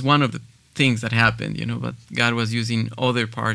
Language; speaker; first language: English; non-native, fluent; Spanish